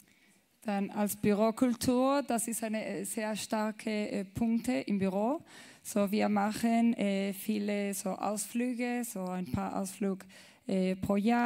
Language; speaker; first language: German; non-native, learner; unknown